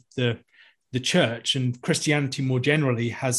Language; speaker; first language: English; native; English